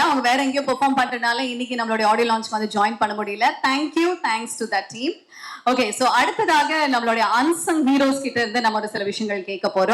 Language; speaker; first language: Tamil; native; Tamil